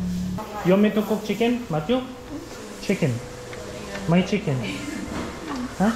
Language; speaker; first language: English; non-native, learner; Korean